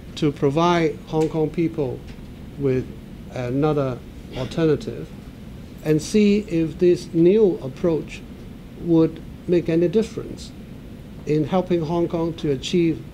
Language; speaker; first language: English; non-native, local second language; Cantonese